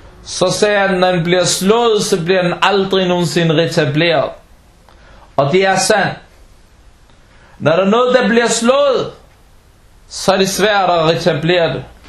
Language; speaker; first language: Danish; early bilingual, other home language; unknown